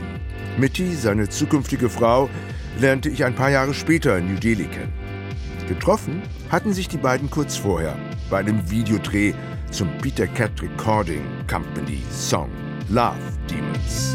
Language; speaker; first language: German; native; German